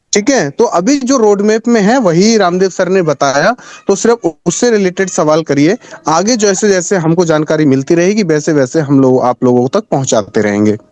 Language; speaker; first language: Hindi; native; Hindi